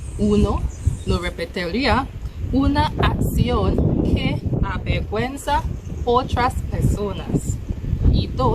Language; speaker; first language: Spanish; non-native, fluent; English